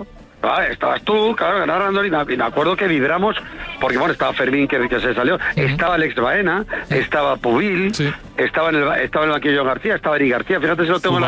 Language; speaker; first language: Spanish; native; Spanish